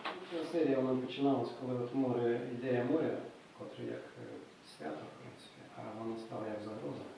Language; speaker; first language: Ukrainian; native; Ukrainian